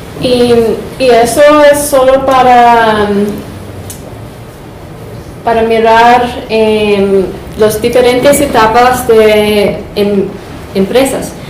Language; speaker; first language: Spanish; non-native, fluent; English